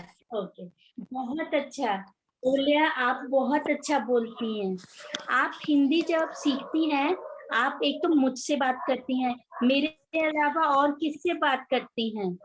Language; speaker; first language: Hindi; native; Hindi